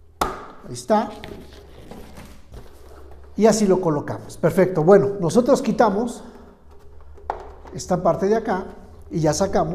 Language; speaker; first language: Spanish; native; Spanish